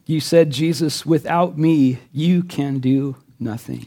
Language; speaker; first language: English; native; English